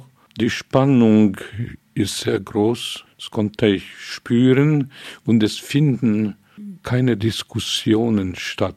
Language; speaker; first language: German; non-native, fluent; Hungarian